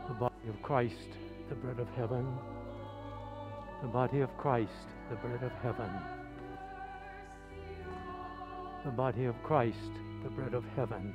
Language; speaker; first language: English; native; English